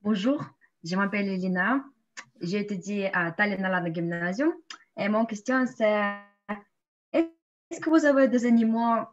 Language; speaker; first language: French; non-native, learner; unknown